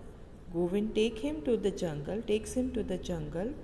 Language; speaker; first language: English; non-native, local second language; Hindi